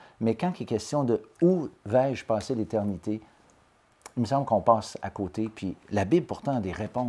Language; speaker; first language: French; native; French